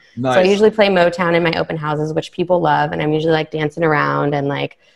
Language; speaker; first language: English; native; English